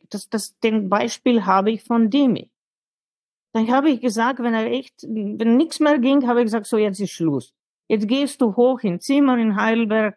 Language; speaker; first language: German; non-native, fluent; Slovenian